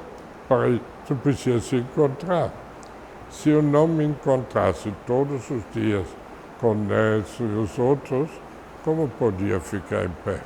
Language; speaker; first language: Portuguese; non-native, fluent; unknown